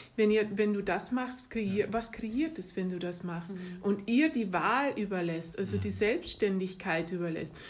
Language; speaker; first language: German; non-native, fluent; Dutch